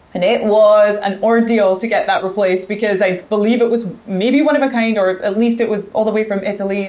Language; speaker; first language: English; native; English